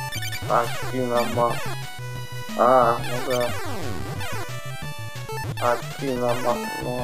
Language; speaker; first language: Russian; native; Russian